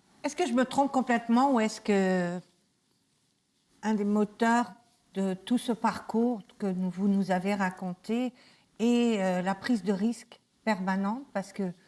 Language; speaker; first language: French; native; French